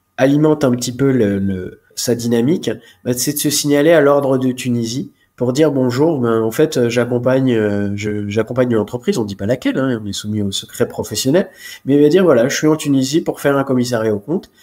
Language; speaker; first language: French; native; French